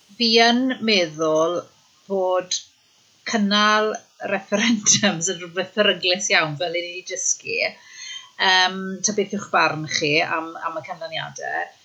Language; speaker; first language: Welsh; native; Welsh